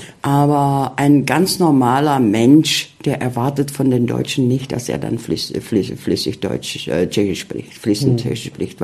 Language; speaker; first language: German; early bilingual, heritage; Czech